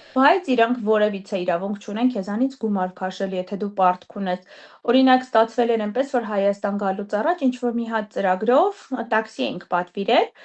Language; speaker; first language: Armenian; native; Armenian